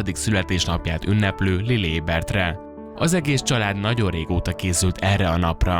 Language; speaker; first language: Hungarian; native; Hungarian